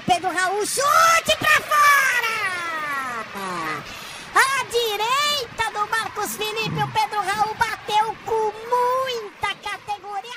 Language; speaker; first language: Portuguese; native; Portuguese